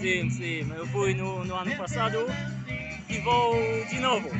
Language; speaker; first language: Portuguese; non-native, learner; Polish